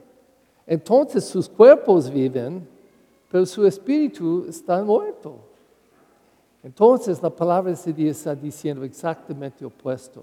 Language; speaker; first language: Spanish; non-native, learner; English